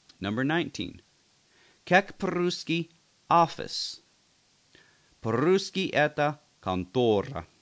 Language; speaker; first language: Russian; non-native, learner; English